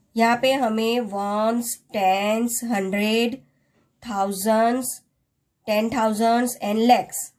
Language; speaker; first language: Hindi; non-native, local second language; Gujarati